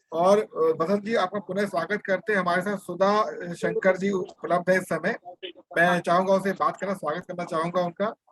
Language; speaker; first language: Hindi; native; Hindi